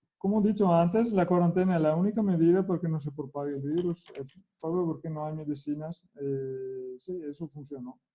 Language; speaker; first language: Spanish; non-native, fluent; Italian